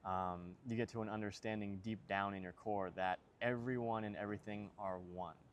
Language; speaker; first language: English; native; English